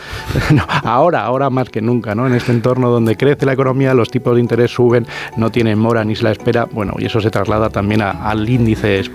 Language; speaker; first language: Spanish; native; Spanish